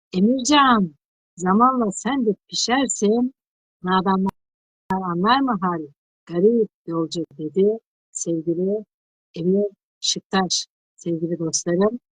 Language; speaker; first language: Turkish; native; Turkish